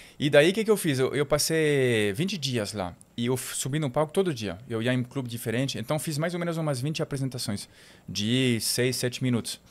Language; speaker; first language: Portuguese; non-native, fluent; French